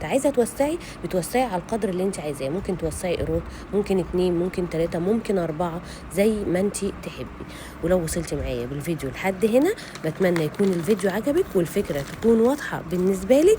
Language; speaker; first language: Arabic; native; Arabic